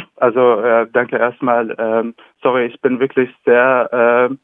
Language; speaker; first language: German; non-native, fluent; Arabic